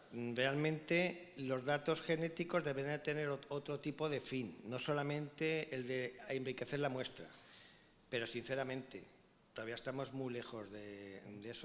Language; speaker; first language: Spanish; native; Spanish